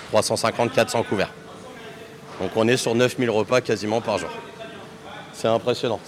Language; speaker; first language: French; native; French